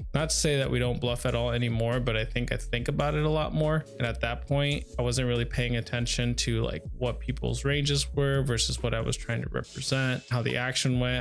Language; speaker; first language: English; native; English